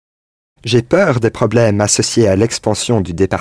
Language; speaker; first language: French; non-native, learner; English